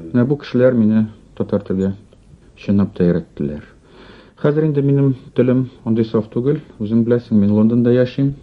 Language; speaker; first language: Tatar; non-native, local second language; Russian